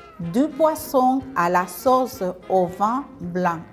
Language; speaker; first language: French; non-native, fluent; Spanish